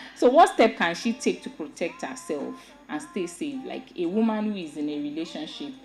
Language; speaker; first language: English; non-native, local second language; Yoruba